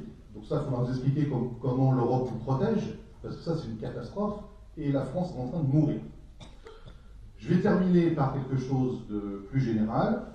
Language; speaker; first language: French; native; French